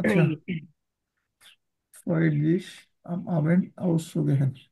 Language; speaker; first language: German; non-native, learner; Bangla